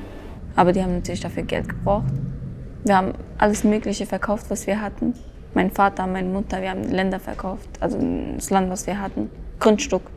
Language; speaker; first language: German; early bilingual, other home language; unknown